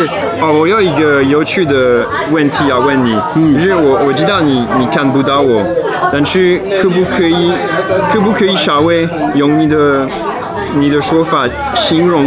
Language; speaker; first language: Chinese; non-native, fluent; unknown